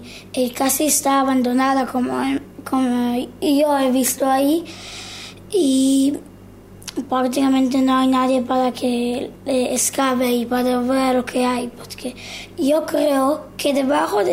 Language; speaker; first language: Spanish; early bilingual, heritage; Hebrew